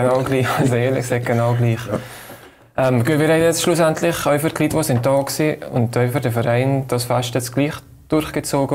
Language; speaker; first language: German; native; German